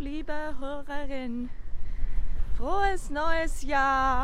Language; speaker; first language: German; non-native, learner; Japanese